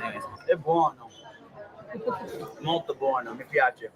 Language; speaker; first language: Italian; non-native, learner; English